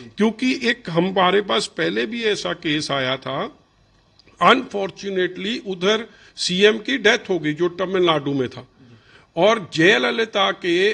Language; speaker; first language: Hindi; non-native, local second language; Punjabi